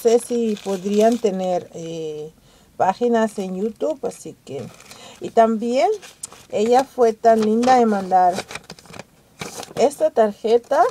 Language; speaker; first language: Spanish; early bilingual, heritage; Spanish